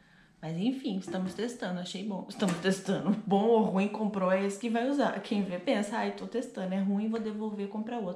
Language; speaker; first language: Portuguese; native; Portuguese